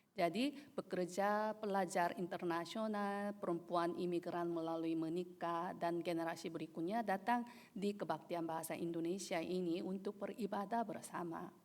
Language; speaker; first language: Indonesian; non-native, fluent; Korean